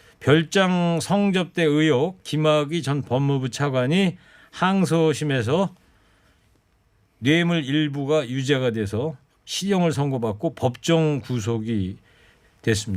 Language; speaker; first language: Korean; native; Korean